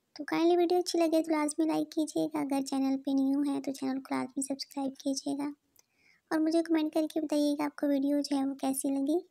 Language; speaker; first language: Urdu; native; Urdu